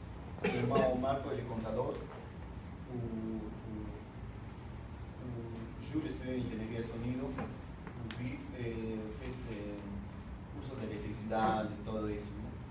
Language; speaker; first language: Portuguese; non-native, fluent; Spanish